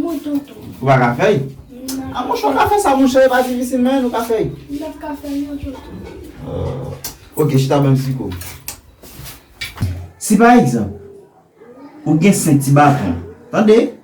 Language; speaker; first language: French; non-native, local second language; Haitian Creole